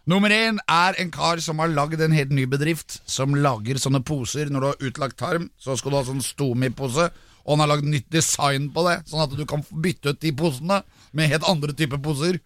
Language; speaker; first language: Norwegian; native; Norwegian